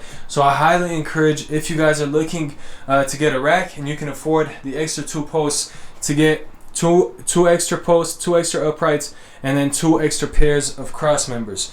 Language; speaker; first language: English; native; English